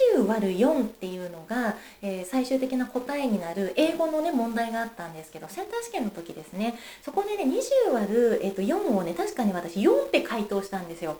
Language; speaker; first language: Japanese; native; Japanese